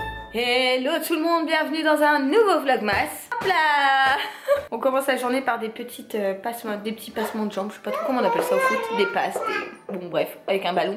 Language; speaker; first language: French; native; French